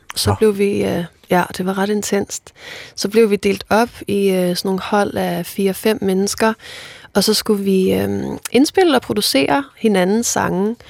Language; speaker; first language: Danish; non-native, local second language; Faroese